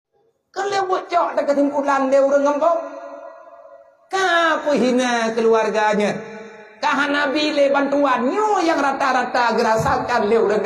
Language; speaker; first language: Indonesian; non-native, local second language; Achinese